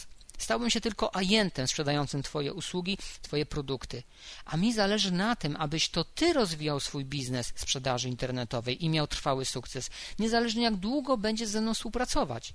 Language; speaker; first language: Polish; native; Polish